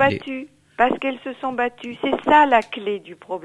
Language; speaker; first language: French; native; French